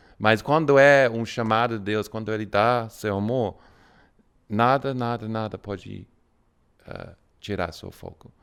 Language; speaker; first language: Portuguese; non-native, fluent; English